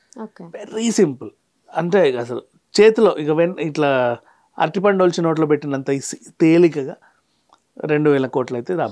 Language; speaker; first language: Telugu; native; Telugu